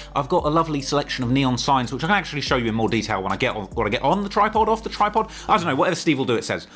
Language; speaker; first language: English; native; English